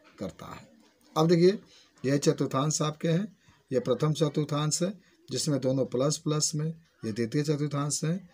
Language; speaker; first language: Hindi; native; Hindi